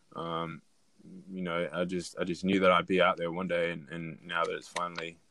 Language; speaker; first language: English; native; English